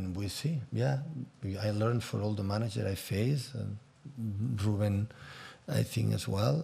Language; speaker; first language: English; non-native, fluent; Catalan